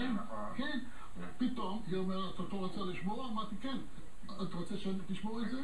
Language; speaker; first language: Hebrew; non-native, fluent; English